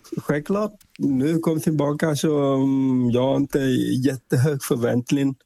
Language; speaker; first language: Swedish; non-native, fluent; Vietnamese